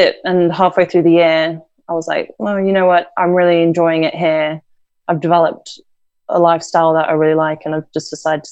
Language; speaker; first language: English; native; English